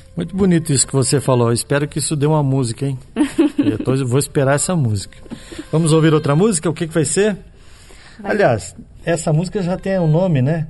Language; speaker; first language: Portuguese; native; Portuguese